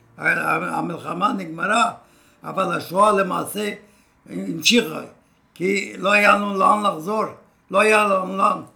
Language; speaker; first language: Hebrew; non-native, fluent; Romanian